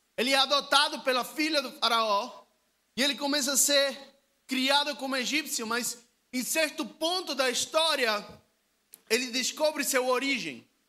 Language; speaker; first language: Portuguese; non-native, fluent; Spanish